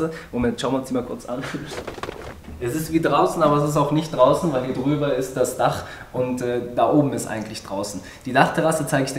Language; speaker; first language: German; native; German